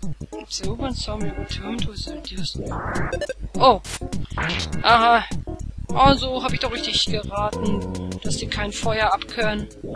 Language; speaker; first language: German; native; German